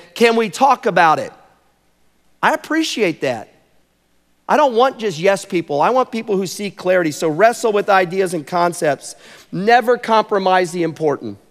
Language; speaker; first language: English; native; English